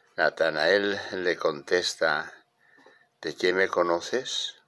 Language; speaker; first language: Spanish; native; Spanish